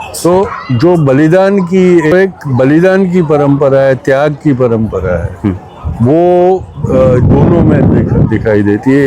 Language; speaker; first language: Hindi; non-native, local second language; Marathi